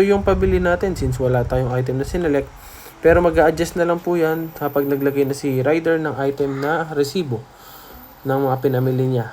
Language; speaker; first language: Filipino; native; Filipino